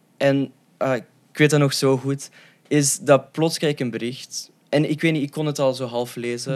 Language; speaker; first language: Dutch; early bilingual, other home language; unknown